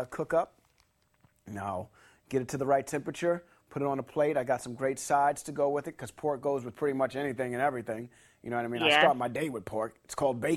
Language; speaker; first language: English; native; English